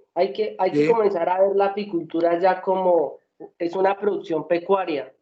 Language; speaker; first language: Spanish; native; Spanish